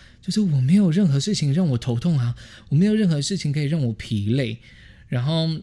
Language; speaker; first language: Chinese; native; Chinese